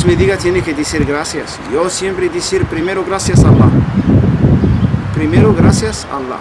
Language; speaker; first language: Spanish; non-native, learner; Arabic